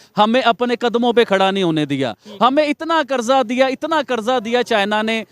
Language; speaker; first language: Urdu; non-native, local second language; Punjabi